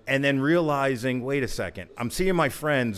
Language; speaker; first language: English; native; English